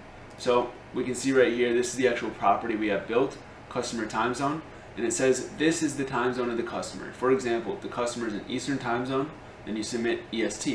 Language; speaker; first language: English; native; English